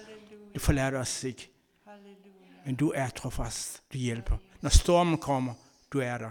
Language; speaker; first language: Danish; non-native, learner; Kabuverdianu